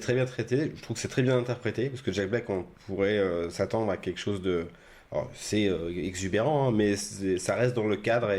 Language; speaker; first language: French; native; French